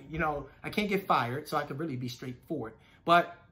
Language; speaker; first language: English; native; English